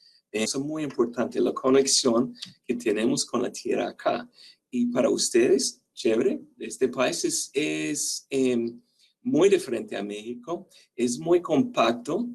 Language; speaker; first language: Spanish; non-native, fluent; English